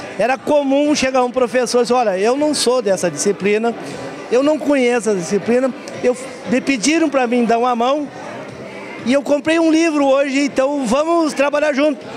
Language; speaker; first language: Portuguese; native; Portuguese